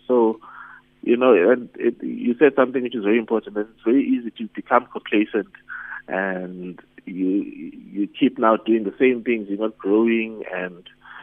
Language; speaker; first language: English; non-native, local second language; Zulu